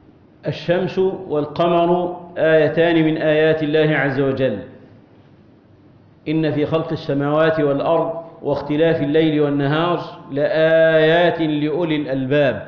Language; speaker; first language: Arabic; native; Arabic